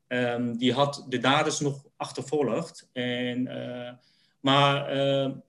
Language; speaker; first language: Dutch; early bilingual, other home language; Cantonese